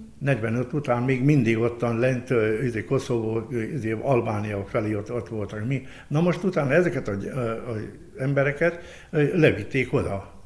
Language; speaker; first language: Hungarian; native; Hungarian